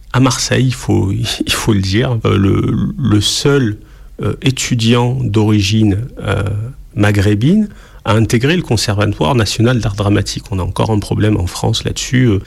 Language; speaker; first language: French; native; French